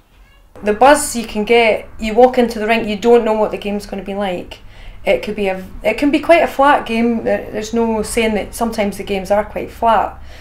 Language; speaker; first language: English; native; English